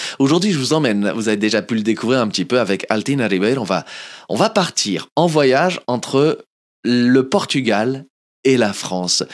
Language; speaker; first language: French; early bilingual, other home language; Portuguese